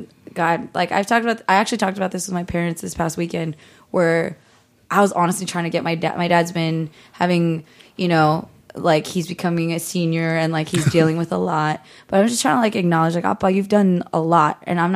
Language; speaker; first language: English; native; English